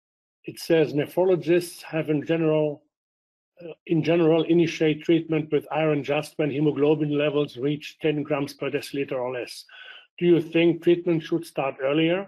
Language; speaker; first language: English; non-native, fluent; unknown